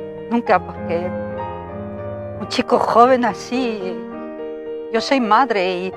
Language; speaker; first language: Spanish; non-native, fluent; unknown